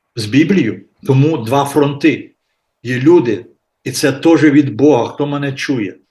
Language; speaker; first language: Ukrainian; native; Ukrainian